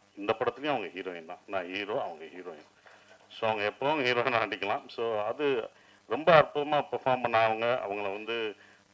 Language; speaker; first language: Tamil; native; Tamil